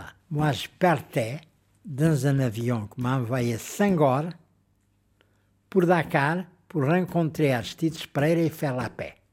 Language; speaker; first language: French; non-native, fluent; Portuguese